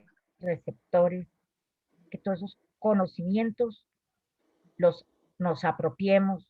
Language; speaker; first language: Spanish; native; Spanish